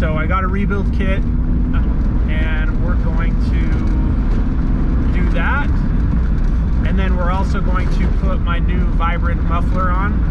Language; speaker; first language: English; native; English